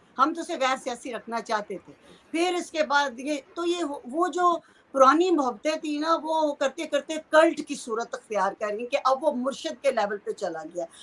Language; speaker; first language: Urdu; non-native, local second language; Punjabi